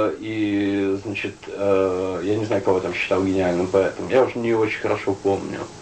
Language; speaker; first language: Russian; native; Russian